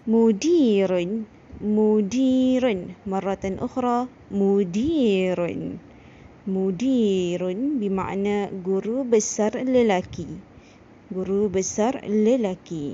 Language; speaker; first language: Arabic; non-native, fluent; Malay